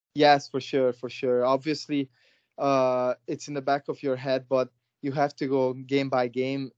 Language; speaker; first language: English; non-native, fluent; Hungarian